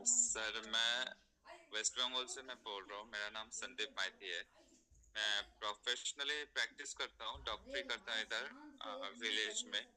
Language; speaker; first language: Hindi; non-native, local second language; Bangla